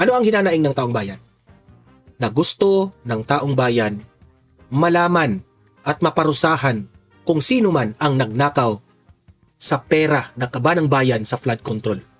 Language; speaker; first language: Filipino; non-native, local second language; Cebuano